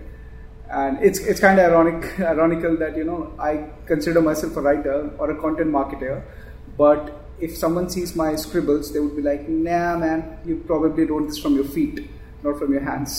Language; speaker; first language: English; non-native, local second language; Hindi